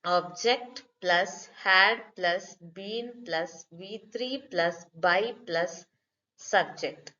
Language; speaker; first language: English; non-native, local second language; Kannada